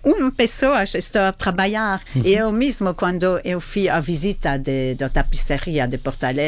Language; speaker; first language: Portuguese; non-native, fluent; French